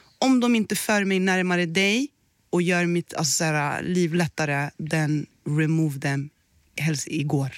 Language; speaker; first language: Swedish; early bilingual, other home language; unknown